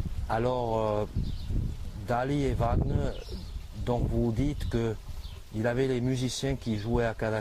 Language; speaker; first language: French; non-native, fluent; English